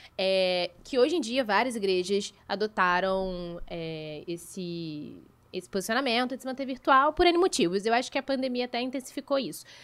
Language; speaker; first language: Portuguese; native; Portuguese